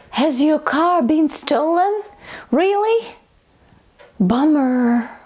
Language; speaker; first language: English; non-native, fluent; Russian